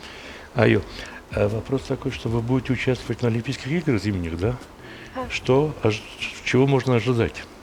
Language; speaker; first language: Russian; non-native, fluent; Armenian